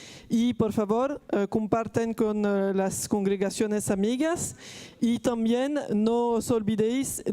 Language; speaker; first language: Spanish; non-native, fluent; Italian